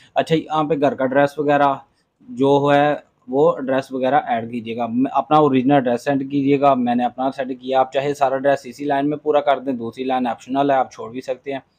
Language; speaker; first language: Urdu; non-native, local second language; Punjabi